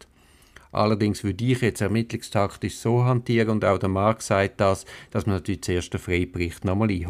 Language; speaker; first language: German; native; German